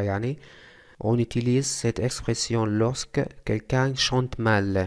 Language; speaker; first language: French; non-native, fluent; Arabic